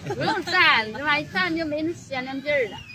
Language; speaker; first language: Chinese; native; Chinese